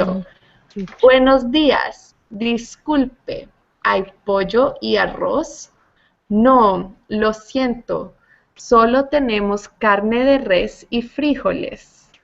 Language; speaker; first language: Spanish; non-native, fluent; English